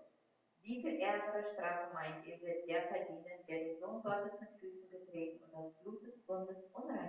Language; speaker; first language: German; non-native, fluent; Russian